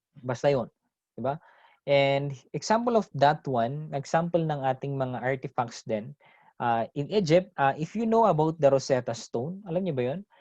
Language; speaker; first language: Filipino; non-native, local second language; Iloko